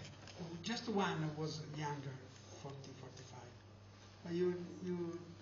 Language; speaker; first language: English; non-native, learner; Italian